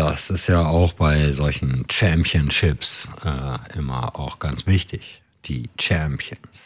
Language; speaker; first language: German; native; German